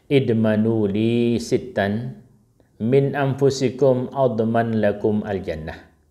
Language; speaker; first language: Khmer; non-native, local second language; Eastern Cham